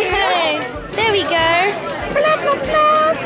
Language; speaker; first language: English; native; English